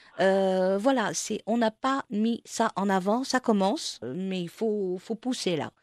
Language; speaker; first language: French; non-native, local second language; Arabic